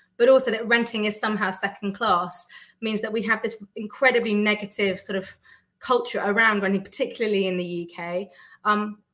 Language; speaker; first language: English; native; English